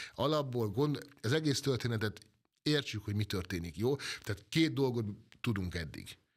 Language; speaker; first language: Hungarian; native; Hungarian